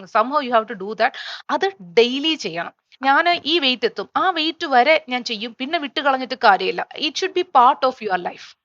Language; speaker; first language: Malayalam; native; Malayalam